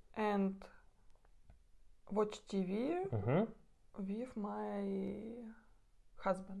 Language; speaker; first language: English; non-native, learner; Russian